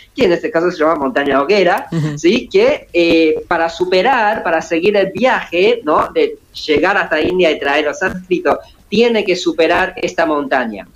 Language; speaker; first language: Spanish; early bilingual, other home language; Chinese